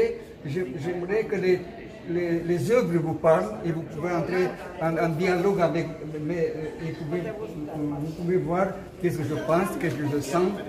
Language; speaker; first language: French; non-native, fluent; Romanian